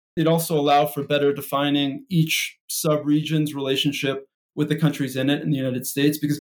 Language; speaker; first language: English; native; English